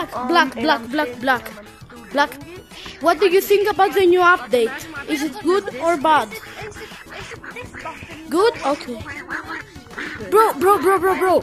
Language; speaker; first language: English; non-native, fluent; Greek